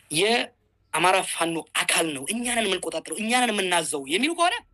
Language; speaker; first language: Amharic; non-native, local second language; Oromo